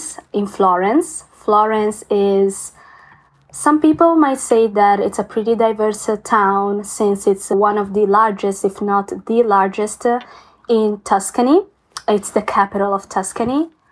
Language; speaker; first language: English; non-native, fluent; Italian